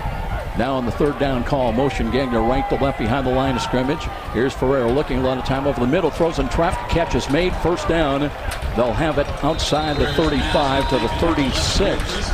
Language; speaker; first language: English; native; English